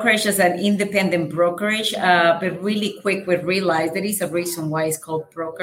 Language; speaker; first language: English; non-native, fluent; Spanish